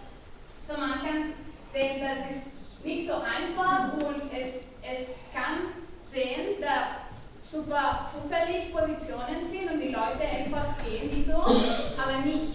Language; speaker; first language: German; non-native, learner; Catalan